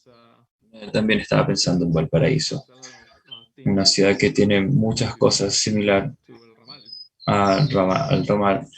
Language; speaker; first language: Spanish; non-native, fluent; English